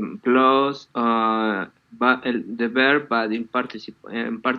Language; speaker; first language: English; non-native, learner; Spanish